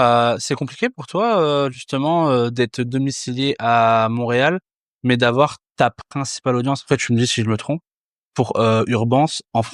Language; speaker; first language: French; native; French